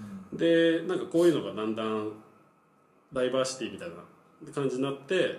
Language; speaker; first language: Japanese; native; Japanese